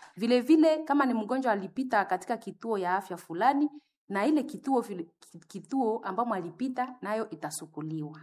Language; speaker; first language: Swahili; native; Swahili